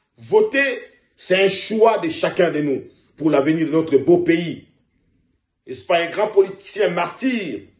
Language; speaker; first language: French; non-native, local second language; Lingala